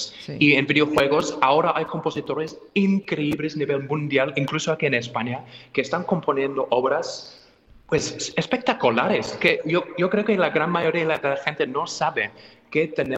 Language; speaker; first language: Spanish; non-native, fluent; English